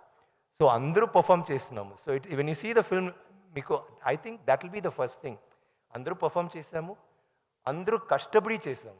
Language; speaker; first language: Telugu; non-native, learner; Tamil